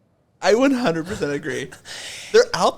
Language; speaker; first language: English; native; English